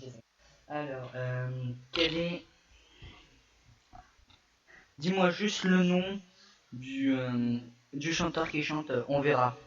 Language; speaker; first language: French; native; French